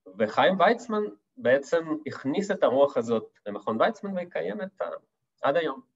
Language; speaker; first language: Hebrew; non-native, fluent; Russian